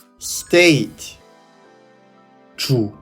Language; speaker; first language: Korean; non-native, fluent; English